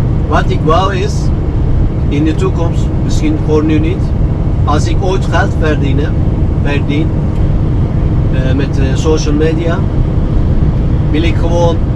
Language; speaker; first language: Dutch; non-native, fluent; Turkish